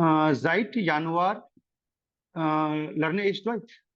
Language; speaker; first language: German; non-native, learner; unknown